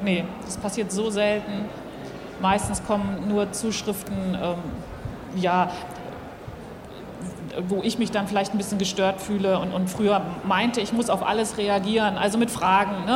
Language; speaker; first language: German; native; German